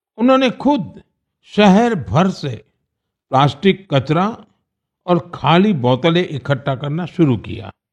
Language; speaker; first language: Hindi; non-native, local second language; Gujarati